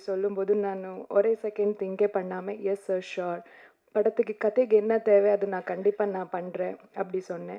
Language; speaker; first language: Tamil; non-native, learner; Kannada